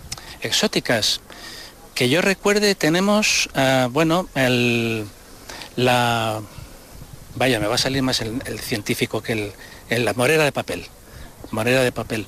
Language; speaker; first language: Spanish; native; Spanish